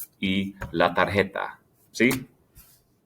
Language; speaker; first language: Spanish; non-native, fluent; English